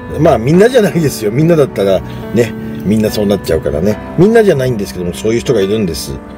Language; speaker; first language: Japanese; native; Japanese